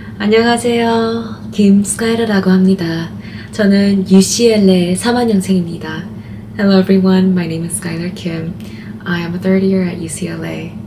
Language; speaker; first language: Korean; early bilingual, heritage; Korean